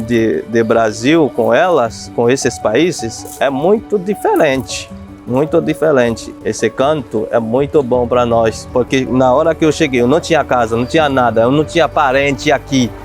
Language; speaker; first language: Portuguese; non-native, fluent; Haitian Creole